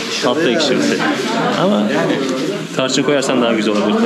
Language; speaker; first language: Turkish; native; Turkish